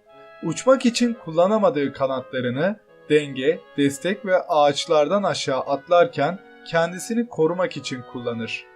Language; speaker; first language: Turkish; native; Turkish